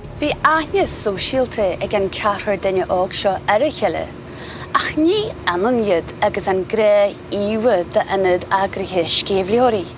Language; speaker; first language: Irish; native; Irish